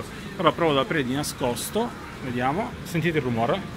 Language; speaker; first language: Italian; native; Italian